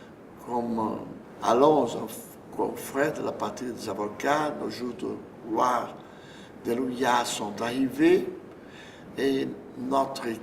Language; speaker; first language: French; non-native, fluent; Portuguese